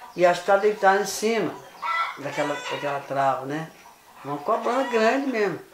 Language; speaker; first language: Portuguese; native; Portuguese